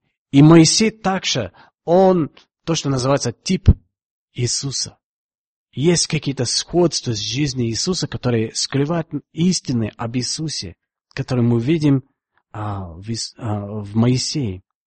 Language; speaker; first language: Russian; non-native, fluent; English